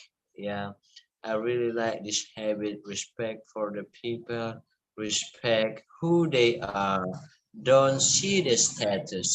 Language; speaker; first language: English; non-native, learner; Indonesian